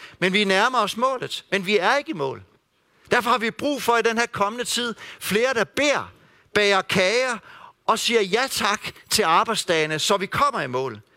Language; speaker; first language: Danish; native; Danish